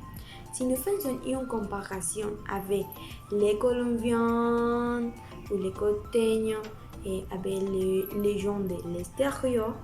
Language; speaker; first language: French; non-native, learner; Spanish